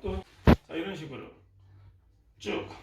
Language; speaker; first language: Korean; native; Korean